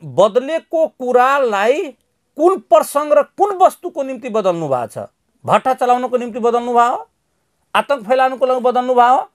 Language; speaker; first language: Nepali; non-native, local second language; Maithili